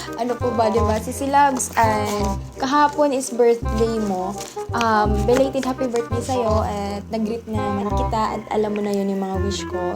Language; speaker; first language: Filipino; non-native, local second language; Cebuano